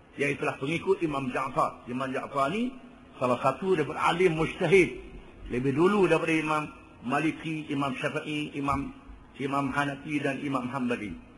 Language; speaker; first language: Malay; native; Malay